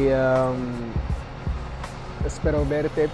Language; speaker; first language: Spanish; non-native, learner; English